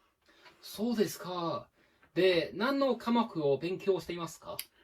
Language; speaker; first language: Japanese; non-native, fluent; English